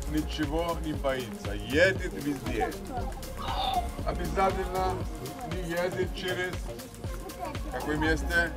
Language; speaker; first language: Russian; non-native, learner; Greek